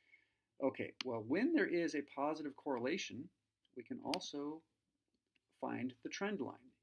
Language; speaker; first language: English; native; English